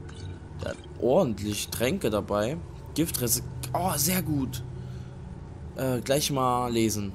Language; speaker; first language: German; native; German